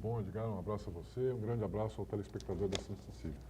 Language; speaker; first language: Portuguese; native; Portuguese